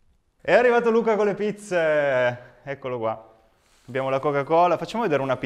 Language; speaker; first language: Italian; native; Italian